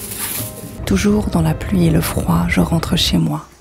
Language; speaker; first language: French; native; French